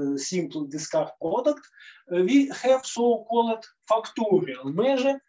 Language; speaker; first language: English; non-native, fluent; Russian